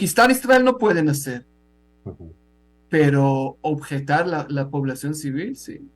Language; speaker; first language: Spanish; non-native, fluent; Hebrew